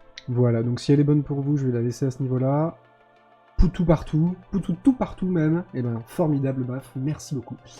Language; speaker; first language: French; native; French